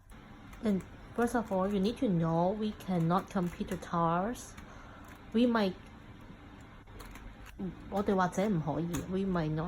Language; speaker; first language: English; non-native, local second language; Cantonese